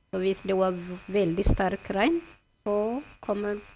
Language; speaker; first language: Norwegian; non-native, fluent; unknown